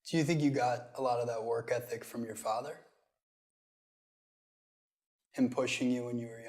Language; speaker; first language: English; non-native, fluent; Portuguese